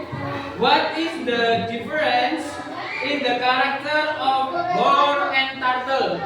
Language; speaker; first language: English; non-native, learner; Indonesian